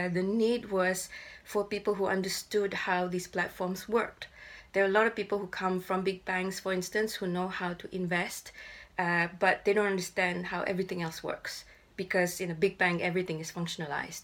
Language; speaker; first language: English; non-native, local second language; Malay